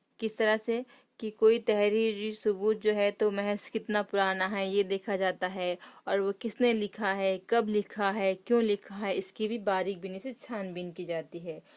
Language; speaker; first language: Urdu; native; Urdu